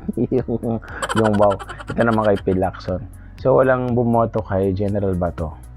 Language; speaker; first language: Filipino; non-native, local second language; Pampanga